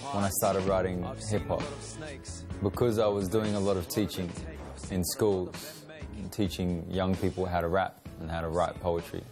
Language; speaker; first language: English; native; English